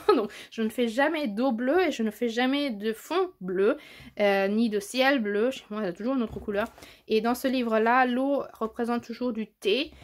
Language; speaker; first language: French; native; French